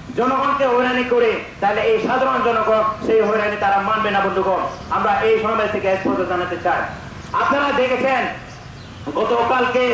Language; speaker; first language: Bangla; non-native, local second language; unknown